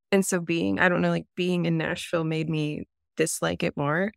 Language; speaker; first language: English; native; English